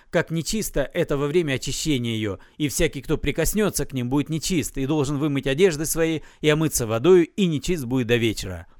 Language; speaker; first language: Russian; native; Russian